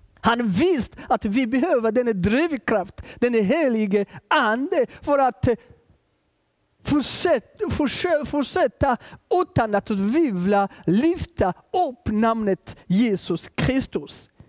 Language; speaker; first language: Swedish; non-native, fluent; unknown